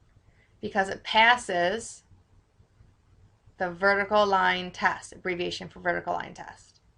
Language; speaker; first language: English; native; English